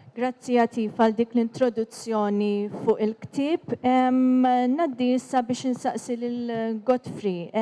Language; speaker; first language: Maltese; native; Maltese